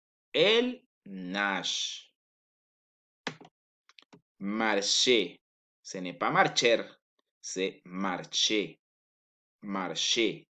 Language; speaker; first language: French; non-native, learner; Spanish